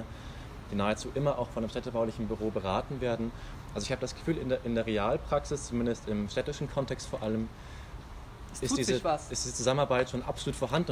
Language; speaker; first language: German; native; German